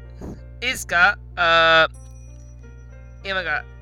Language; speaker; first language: Japanese; non-native, learner; English